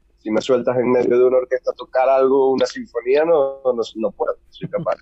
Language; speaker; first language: Spanish; native; Spanish